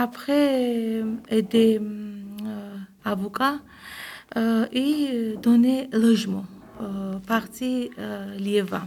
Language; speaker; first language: French; non-native, learner; Georgian